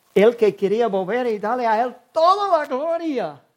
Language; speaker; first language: Spanish; non-native, fluent; English